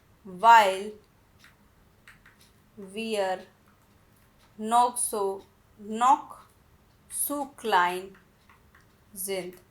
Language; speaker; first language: German; non-native, fluent; Hindi